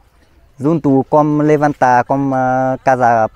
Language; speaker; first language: Portuguese; non-native, learner; Vietnamese